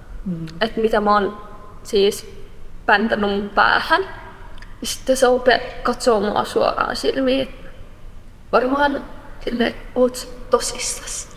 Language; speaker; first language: Finnish; non-native, fluent; Persian